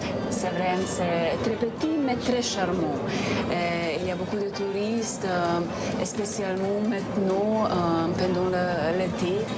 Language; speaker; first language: French; non-native, fluent; Slovenian